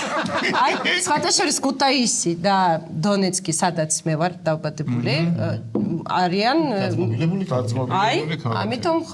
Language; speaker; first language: Georgian; non-native, fluent; Russian